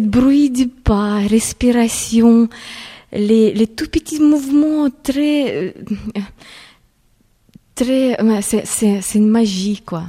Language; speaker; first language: French; non-native, fluent; Ukrainian